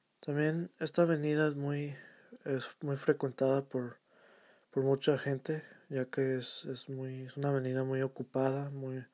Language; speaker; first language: Spanish; early bilingual, heritage; Spanish